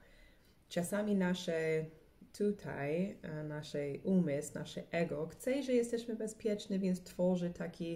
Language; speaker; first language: Polish; early bilingual, heritage; English